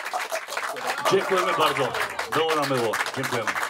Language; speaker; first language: Polish; non-native, learner; Czech